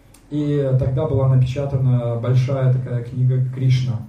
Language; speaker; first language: Russian; native; Russian